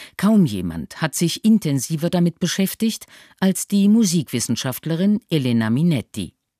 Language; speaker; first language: German; native; German